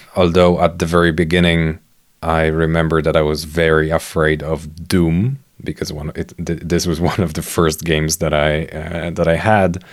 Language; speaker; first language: English; non-native, fluent; Polish